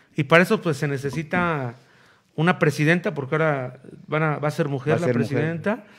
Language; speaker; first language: Spanish; native; Spanish